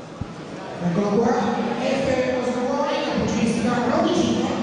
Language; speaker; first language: Italian; native; Italian